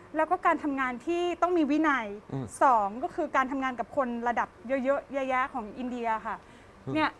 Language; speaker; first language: Thai; native; Thai